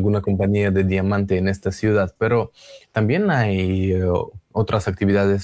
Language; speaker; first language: Spanish; non-native, learner; Russian